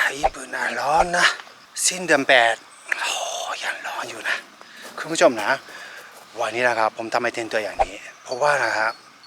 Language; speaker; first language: Thai; non-native, fluent; Japanese